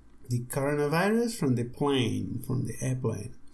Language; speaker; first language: English; non-native, fluent; Portuguese